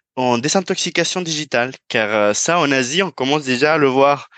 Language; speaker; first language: French; non-native, fluent; Spanish